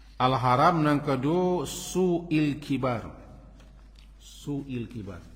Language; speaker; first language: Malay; non-native, local second language; Minangkabau